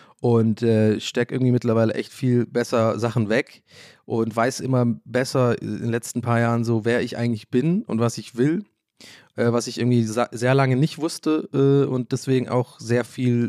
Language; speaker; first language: German; native; German